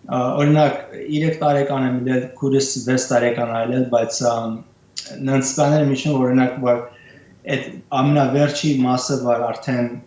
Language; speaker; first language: Armenian; early bilingual, heritage; Armenian